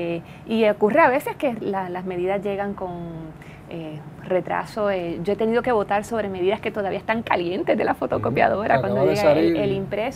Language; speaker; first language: Spanish; native; Spanish